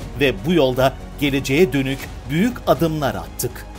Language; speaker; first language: Turkish; native; Turkish